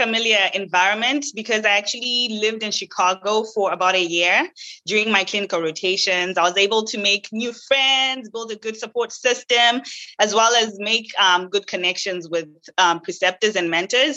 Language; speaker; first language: English; non-native, local second language; Shona